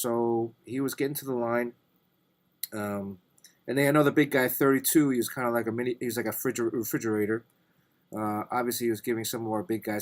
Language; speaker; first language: English; native; English